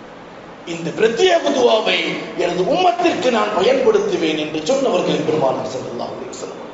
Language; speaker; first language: Tamil; native; Tamil